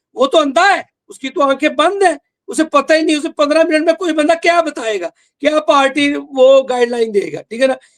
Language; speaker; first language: Urdu; non-native, local second language; Punjabi